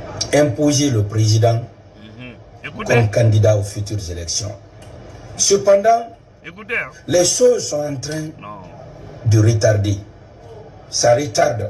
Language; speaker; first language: French; non-native, local second language; Mandingo